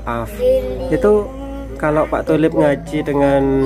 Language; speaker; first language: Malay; non-native, local second language; Javanese